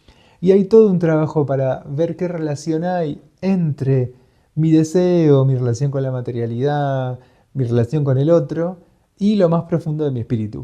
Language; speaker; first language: Spanish; native; Spanish